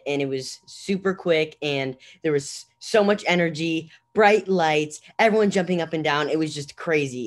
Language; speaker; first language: English; native; English